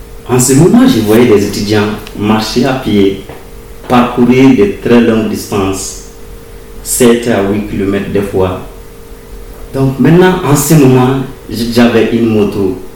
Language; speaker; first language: French; non-native, local second language; Bambara